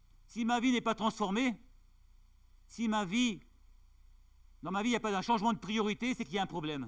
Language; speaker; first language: French; native; French